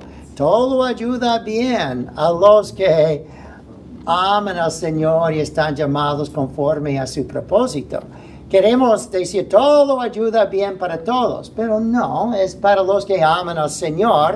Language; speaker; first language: Spanish; non-native, fluent; English